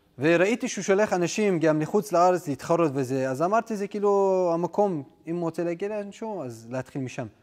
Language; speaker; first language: Hebrew; non-native, local second language; Adyghe